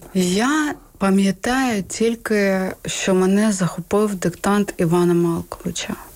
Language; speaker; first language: Ukrainian; native; Ukrainian